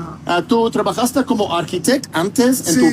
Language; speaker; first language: Spanish; non-native, learner; English